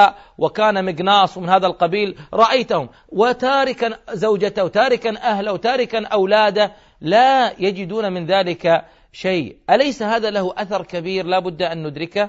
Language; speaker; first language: Arabic; native; Arabic